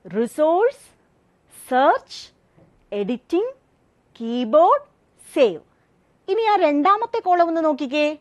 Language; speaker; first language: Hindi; non-native, local second language; Malayalam